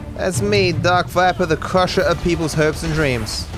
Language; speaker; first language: English; native; English